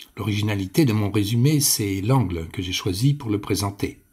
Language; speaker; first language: French; native; French